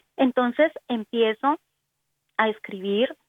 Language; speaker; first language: Spanish; native; Spanish